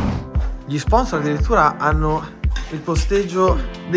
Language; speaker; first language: Italian; native; Italian